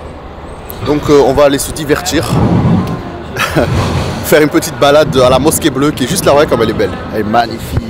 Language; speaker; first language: French; native; French